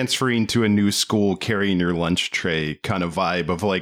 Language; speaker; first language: English; native; English